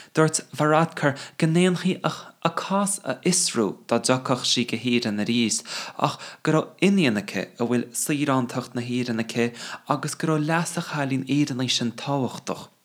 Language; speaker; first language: Irish; non-native, fluent; English